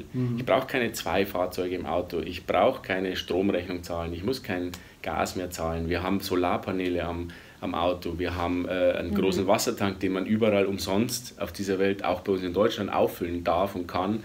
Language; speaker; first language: German; native; German